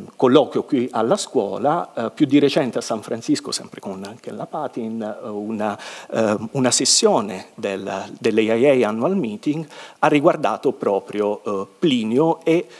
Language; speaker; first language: Italian; native; Italian